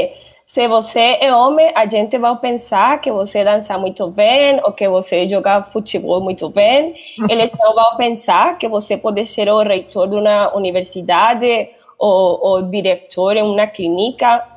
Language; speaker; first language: Portuguese; non-native, learner; Spanish